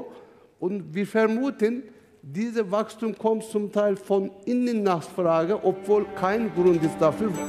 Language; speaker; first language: German; non-native, fluent; Turkish